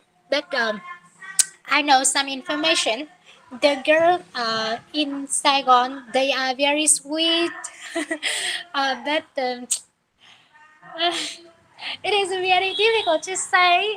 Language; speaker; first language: English; non-native, learner; Vietnamese